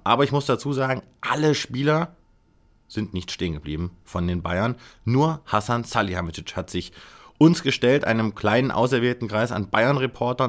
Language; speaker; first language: German; native; German